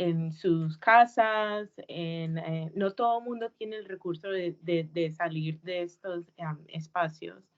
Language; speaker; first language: Spanish; early bilingual, heritage; Spanish